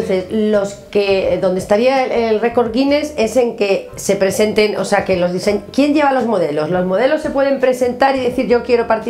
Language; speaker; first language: Spanish; native; Spanish